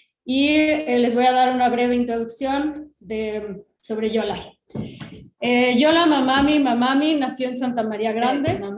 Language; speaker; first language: Spanish; native; Spanish